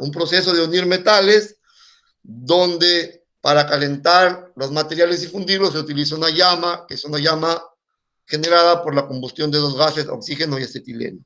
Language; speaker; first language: Spanish; native; Spanish